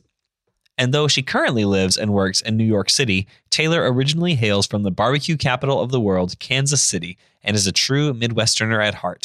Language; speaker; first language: English; native; English